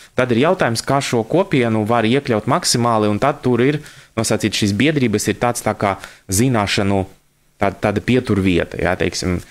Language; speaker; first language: Latvian; non-native, local second language; Russian